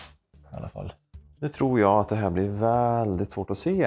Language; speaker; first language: Swedish; native; Swedish